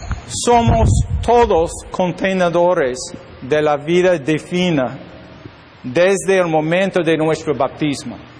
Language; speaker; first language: Spanish; non-native, learner; English